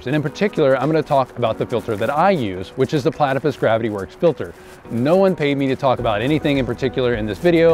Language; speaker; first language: English; native; English